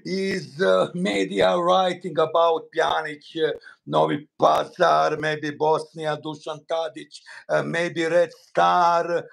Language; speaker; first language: English; non-native, learner; Bosnian